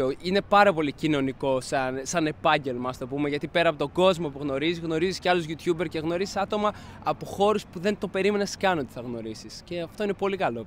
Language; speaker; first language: Greek; native; Greek